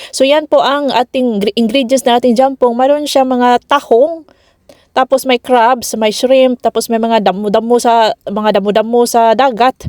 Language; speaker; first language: Filipino; non-native, local second language; Cebuano